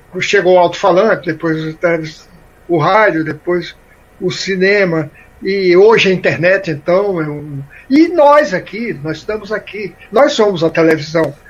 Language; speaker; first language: Portuguese; native; Portuguese